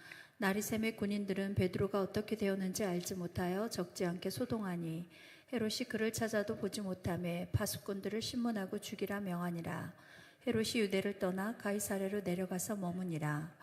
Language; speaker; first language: Korean; native; Korean